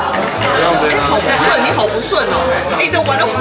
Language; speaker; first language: Chinese; native; Chinese